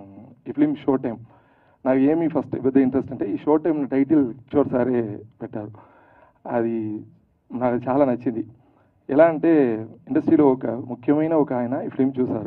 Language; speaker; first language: Telugu; early bilingual, heritage; Tamil